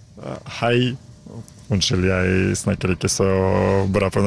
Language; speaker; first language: Norwegian; non-native, learner; Ukrainian